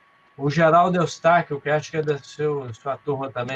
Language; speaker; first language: Portuguese; native; Portuguese